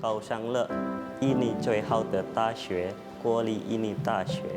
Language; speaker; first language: Chinese; non-native, learner; Indonesian